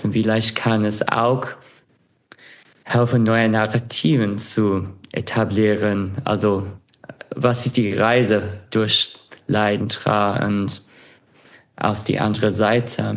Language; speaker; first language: German; non-native, fluent; English